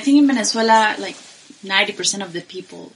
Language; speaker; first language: English; non-native, learner; Spanish